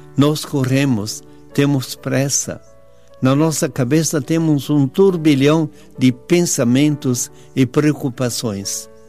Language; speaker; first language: Portuguese; non-native, fluent; Italian